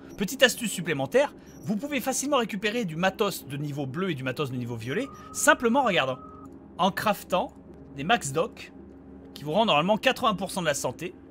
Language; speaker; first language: French; native; French